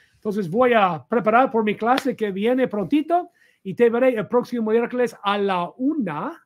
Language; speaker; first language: Spanish; non-native, fluent; English